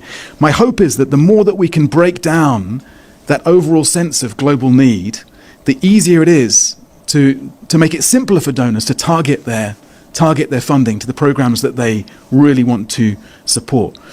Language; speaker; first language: English; native; English